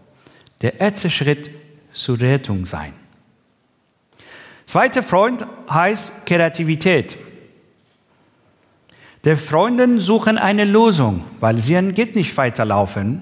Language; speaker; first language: German; non-native, learner; Persian